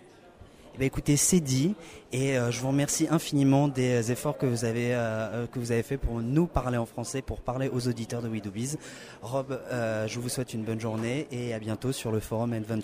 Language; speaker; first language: French; native; French